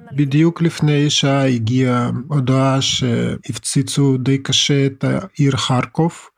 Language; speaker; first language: Hebrew; non-native, fluent; Russian